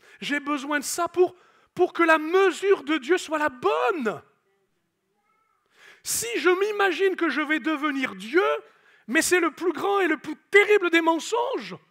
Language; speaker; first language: French; native; French